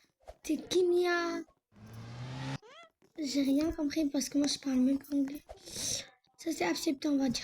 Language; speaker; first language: French; native; French